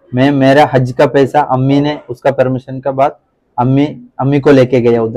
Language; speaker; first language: Hindi; non-native, local second language; Malayalam